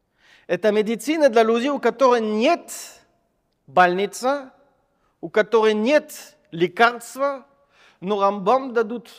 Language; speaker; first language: Russian; non-native, fluent; French